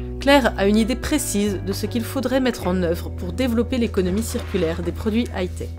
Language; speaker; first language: French; native; French